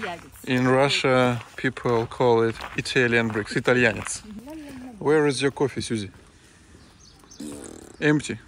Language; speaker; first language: English; non-native, learner; Russian